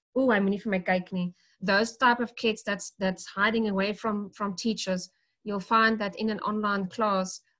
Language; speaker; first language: English; non-native, local second language; Afrikaans